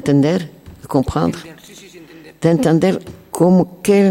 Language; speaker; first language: Spanish; non-native, learner; French